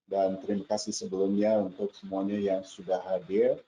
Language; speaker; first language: Indonesian; non-native, fluent; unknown